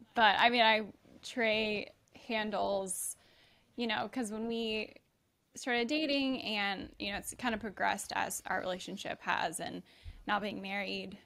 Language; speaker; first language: English; native; English